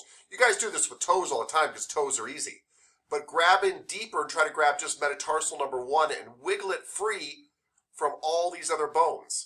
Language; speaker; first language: English; native; English